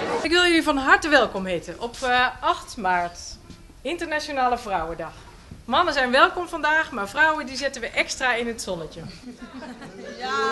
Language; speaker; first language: Dutch; native; Dutch